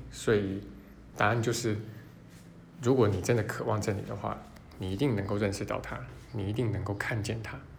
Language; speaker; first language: Chinese; native; Chinese